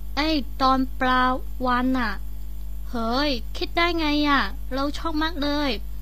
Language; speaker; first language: Thai; non-native, learner; Chinese